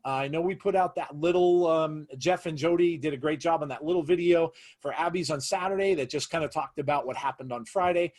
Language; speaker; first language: English; native; English